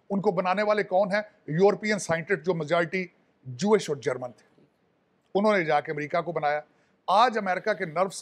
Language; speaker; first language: Urdu; non-native, local second language; Punjabi